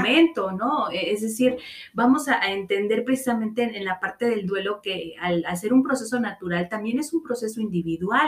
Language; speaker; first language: Spanish; native; Spanish